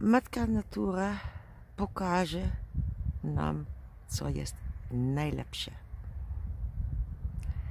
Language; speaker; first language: Polish; non-native, learner; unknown